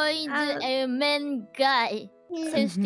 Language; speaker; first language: English; non-native, learner; Japanese